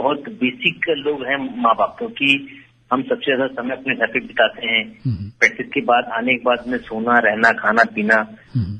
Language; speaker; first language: Hindi; native; Hindi